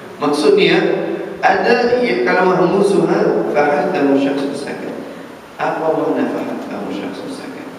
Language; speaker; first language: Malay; non-native, fluent; Arabic